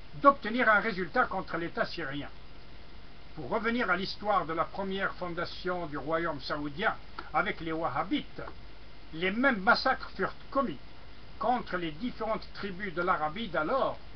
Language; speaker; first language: French; non-native, local second language; Arabic